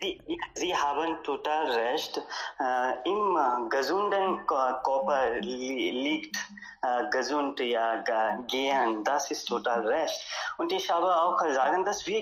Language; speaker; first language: German; non-native, learner; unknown